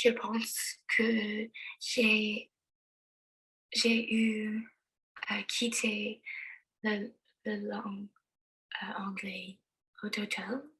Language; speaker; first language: French; non-native, learner; English